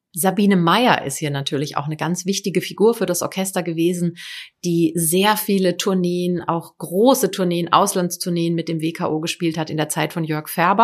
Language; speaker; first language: German; native; German